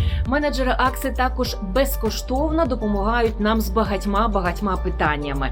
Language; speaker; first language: Ukrainian; native; Ukrainian